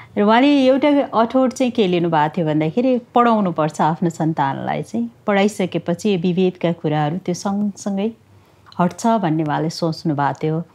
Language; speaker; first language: Nepali; non-native, local second language; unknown